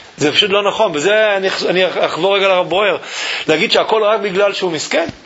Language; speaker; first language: Hebrew; early bilingual, other home language; English